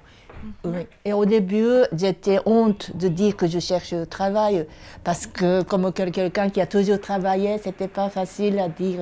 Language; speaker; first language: French; non-native, fluent; Japanese